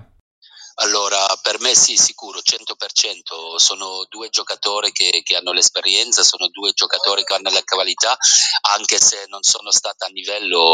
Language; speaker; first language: Italian; early bilingual, heritage; French